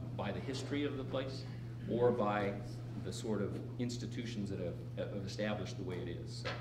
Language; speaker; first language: English; native; English